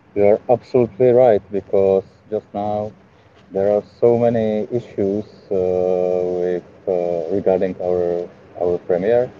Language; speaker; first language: English; non-native, fluent; Czech